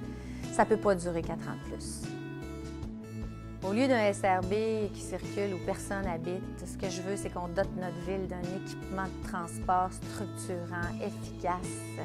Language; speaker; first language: French; native; French